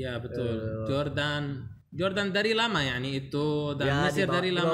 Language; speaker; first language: Indonesian; non-native, learner; Arabic